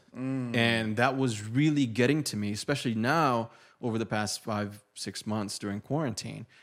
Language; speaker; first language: English; non-native, fluent; Portuguese